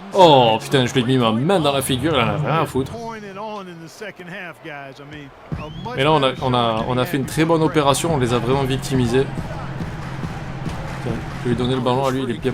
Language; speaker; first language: French; native; French